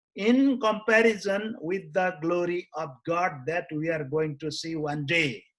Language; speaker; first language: English; non-native, local second language; Nepali